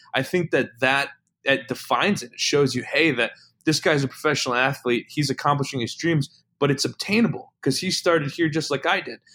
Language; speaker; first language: English; native; English